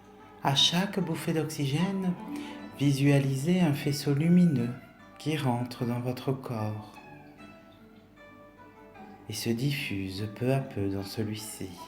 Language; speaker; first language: French; native; French